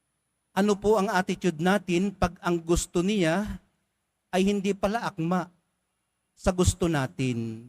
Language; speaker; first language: Filipino; native; Filipino